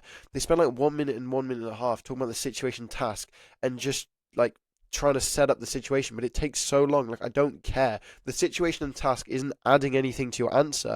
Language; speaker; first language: English; native; English